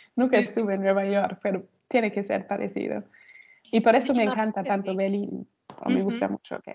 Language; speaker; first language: Spanish; non-native, fluent; German